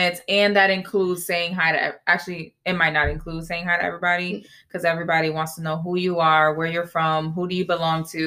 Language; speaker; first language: English; early bilingual, other home language; Spanish